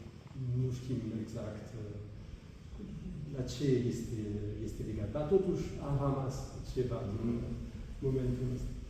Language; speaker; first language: Romanian; non-native, fluent; French